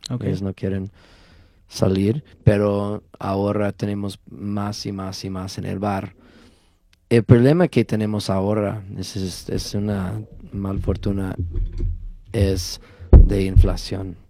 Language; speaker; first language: Spanish; non-native, learner; English